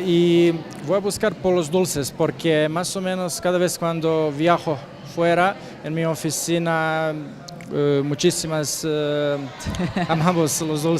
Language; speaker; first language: Spanish; non-native, learner; Croatian